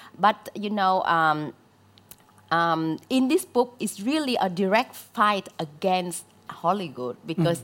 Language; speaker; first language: English; non-native, fluent; Vietnamese